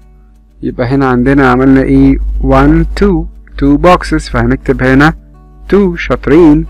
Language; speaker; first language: Arabic; native; Arabic